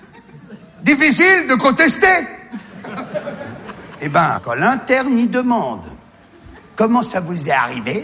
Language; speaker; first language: French; native; French